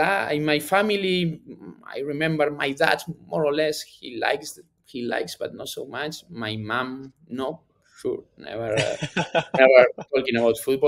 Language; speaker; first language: English; non-native, learner; Spanish